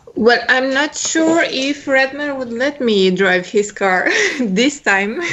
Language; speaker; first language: English; non-native, fluent; Romanian